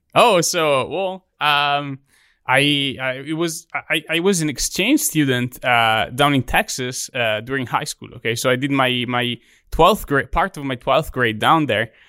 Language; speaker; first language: English; non-native, fluent; Italian